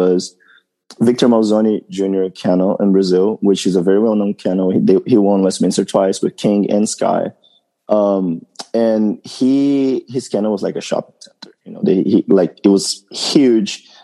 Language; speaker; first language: English; non-native, fluent; Portuguese